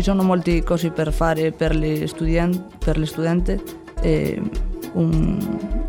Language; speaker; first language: Italian; non-native, learner; Spanish